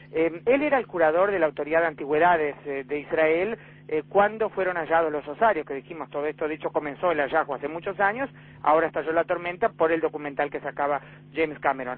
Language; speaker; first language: Spanish; native; Spanish